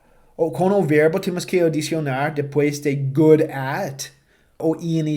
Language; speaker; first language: Portuguese; non-native, fluent; English